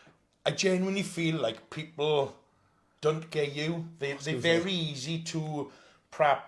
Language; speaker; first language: English; native; English